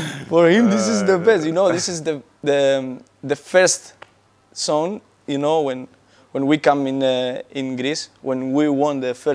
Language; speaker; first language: English; non-native, learner; Spanish